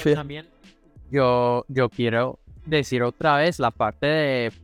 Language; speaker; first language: Spanish; non-native, fluent; English